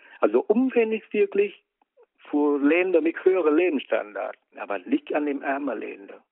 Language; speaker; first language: German; non-native, fluent; Vietnamese